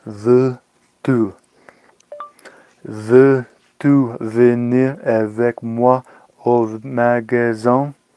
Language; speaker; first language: French; non-native, learner; English